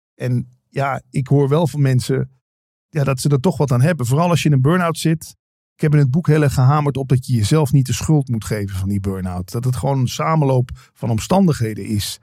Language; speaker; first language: Dutch; native; Dutch